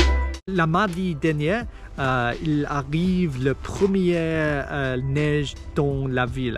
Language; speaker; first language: French; non-native, learner; English